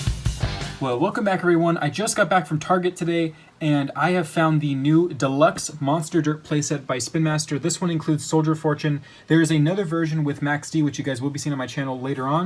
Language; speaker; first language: English; native; English